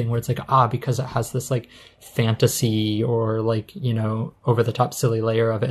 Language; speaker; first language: English; native; English